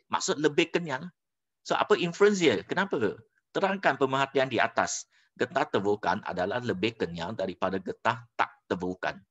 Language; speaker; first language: Malay; non-native, local second language; Chinese